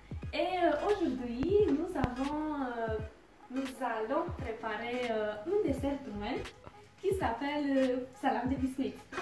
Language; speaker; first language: French; non-native, learner; Romanian